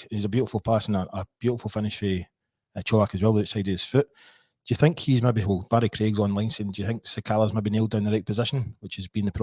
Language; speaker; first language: English; native; English